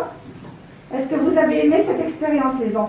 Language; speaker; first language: French; non-native, local second language; Arabic